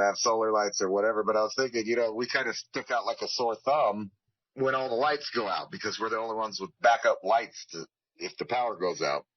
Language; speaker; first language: English; native; English